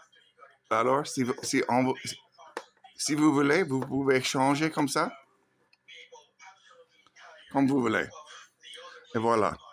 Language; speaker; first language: French; non-native, learner; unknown